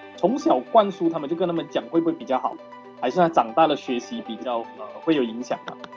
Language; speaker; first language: Chinese; native; Chinese